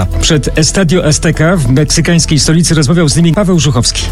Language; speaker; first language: Polish; native; Polish